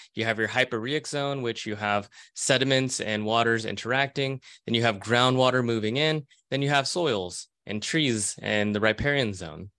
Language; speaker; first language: English; native; English